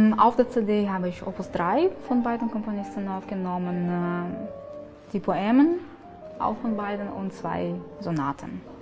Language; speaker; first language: German; non-native, fluent; Ukrainian